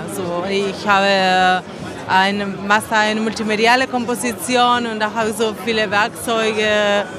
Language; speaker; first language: German; non-native, fluent; Spanish